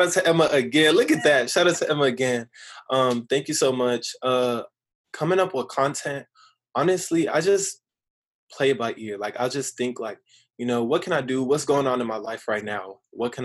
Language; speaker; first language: English; native; English